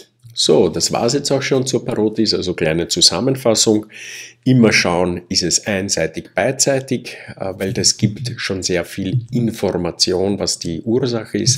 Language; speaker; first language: German; native; German